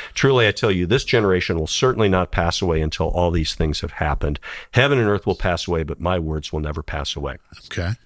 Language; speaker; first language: English; native; English